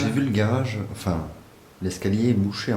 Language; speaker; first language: French; native; French